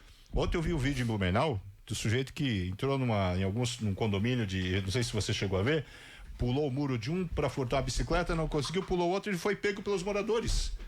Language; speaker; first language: Portuguese; native; Portuguese